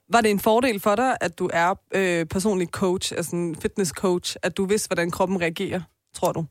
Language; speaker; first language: Danish; early bilingual, other home language; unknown